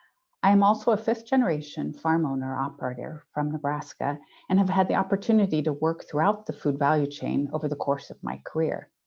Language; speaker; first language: English; native; English